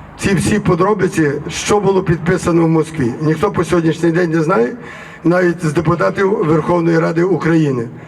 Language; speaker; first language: Ukrainian; native; Ukrainian